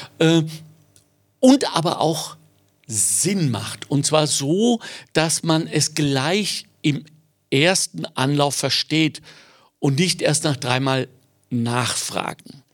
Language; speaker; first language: German; native; German